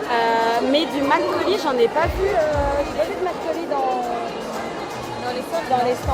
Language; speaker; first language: French; native; French